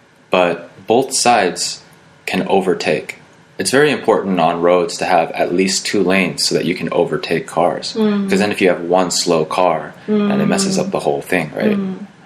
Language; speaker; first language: English; native; English